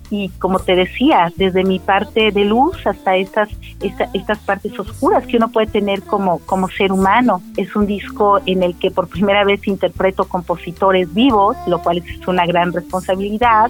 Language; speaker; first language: Spanish; native; Spanish